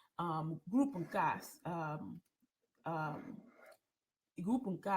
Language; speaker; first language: Igbo; early bilingual, heritage; English